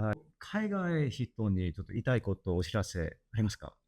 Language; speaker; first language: Japanese; non-native, learner; English